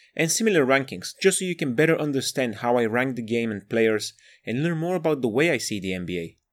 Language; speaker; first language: English; non-native, fluent; Bulgarian